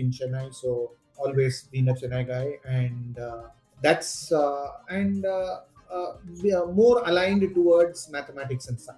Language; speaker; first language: English; non-native, local second language; Tamil